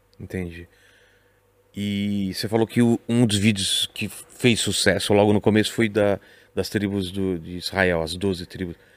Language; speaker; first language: Portuguese; native; Portuguese